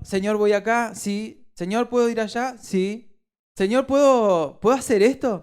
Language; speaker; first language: Spanish; native; Spanish